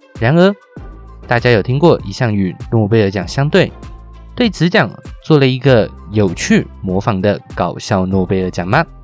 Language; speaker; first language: Chinese; native; Chinese